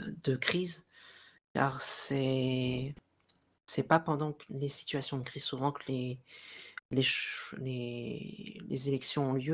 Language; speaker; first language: French; native; French